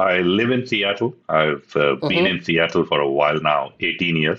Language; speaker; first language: English; non-native, local second language; Hindi